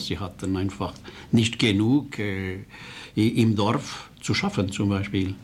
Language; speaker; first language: German; non-native, local second language; French